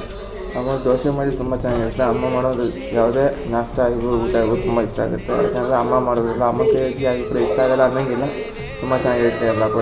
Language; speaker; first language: Kannada; native; Kannada